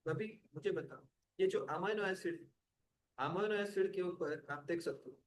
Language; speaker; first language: Hindi; non-native, local second language; Marathi